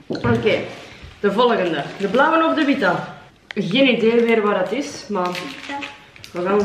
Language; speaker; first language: Dutch; native; Dutch